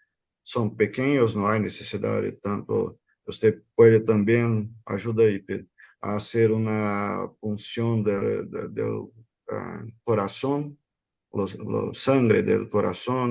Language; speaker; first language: Spanish; non-native, fluent; Portuguese